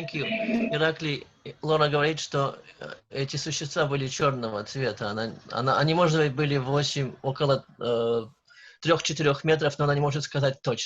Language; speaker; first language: Russian; native; Russian